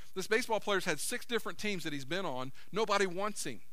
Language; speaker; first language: English; native; English